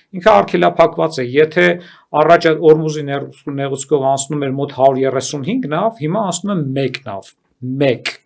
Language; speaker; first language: Armenian; native; Armenian